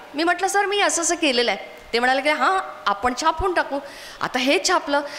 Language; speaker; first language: Marathi; non-native, local second language; Konkani